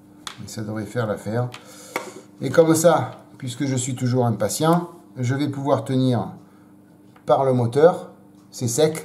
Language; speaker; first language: French; native; French